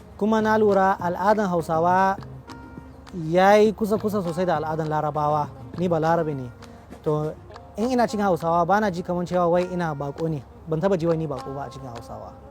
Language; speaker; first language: Hausa; non-native, local second language; Arabic